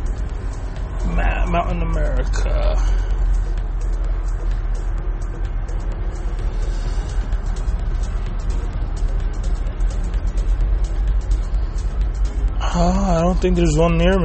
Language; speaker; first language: English; early bilingual, other home language; Spanish